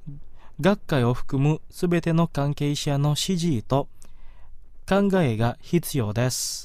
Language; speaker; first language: Japanese; non-native, fluent; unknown